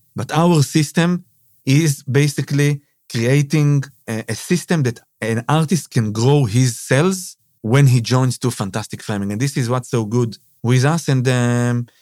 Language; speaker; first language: English; non-native, fluent; Hebrew